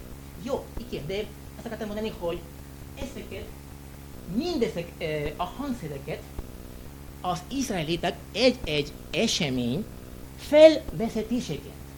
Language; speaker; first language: Hungarian; non-native, learner; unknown